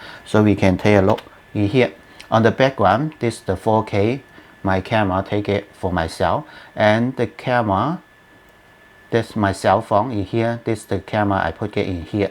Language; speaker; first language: English; non-native, learner; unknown